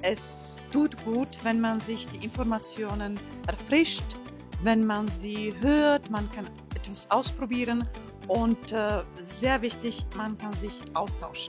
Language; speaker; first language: German; non-native, fluent; Slovak